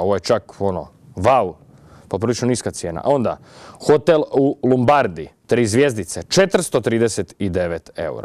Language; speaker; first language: Croatian; native; Croatian